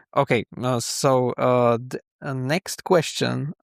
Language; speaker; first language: English; non-native, learner; Slovak